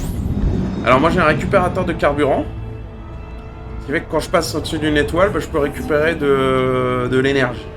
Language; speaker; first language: French; native; French